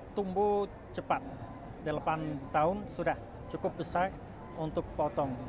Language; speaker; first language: Indonesian; non-native, fluent; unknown